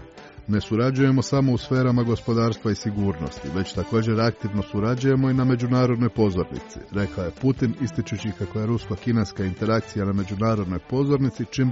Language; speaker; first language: Croatian; native; Croatian